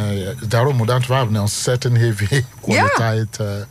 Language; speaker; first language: Dutch; non-native, learner; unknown